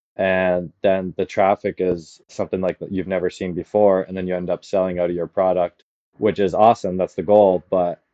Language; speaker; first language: English; native; English